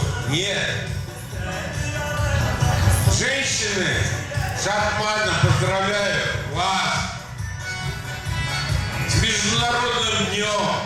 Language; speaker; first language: Russian; non-native, local second language; Tatar